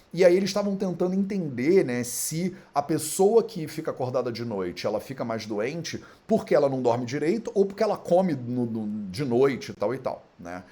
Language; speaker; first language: Portuguese; native; Portuguese